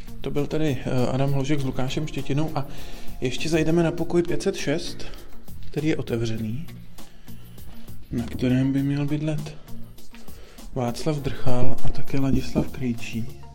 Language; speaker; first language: Czech; native; Czech